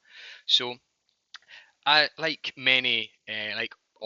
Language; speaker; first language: English; native; English